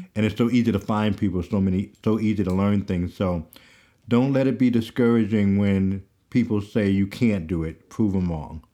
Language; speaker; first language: English; native; English